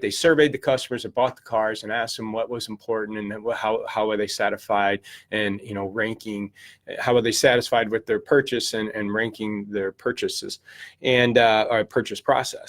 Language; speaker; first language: English; native; English